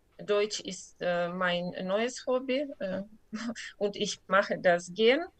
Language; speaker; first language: German; non-native, learner; Ukrainian